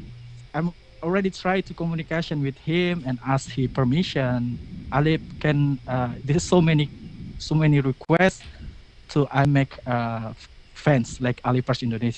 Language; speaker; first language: English; non-native, learner; Indonesian